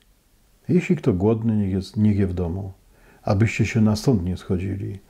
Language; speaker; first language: Polish; native; Polish